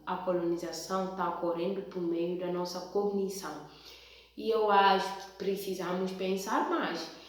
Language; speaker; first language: Portuguese; non-native, local second language; Upper Guinea Crioulo